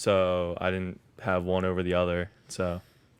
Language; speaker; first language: English; native; English